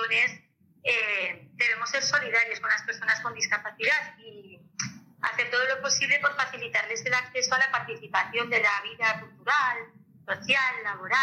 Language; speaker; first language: Spanish; native; Spanish